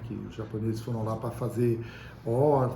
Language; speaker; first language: Portuguese; native; Portuguese